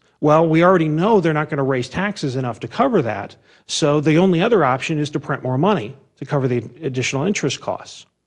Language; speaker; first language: English; native; English